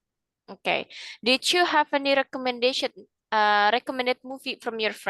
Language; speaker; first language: English; non-native, fluent; Indonesian